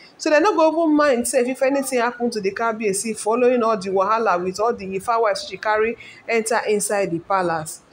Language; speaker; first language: Nigerian Pidgin; non-native, local second language; Yoruba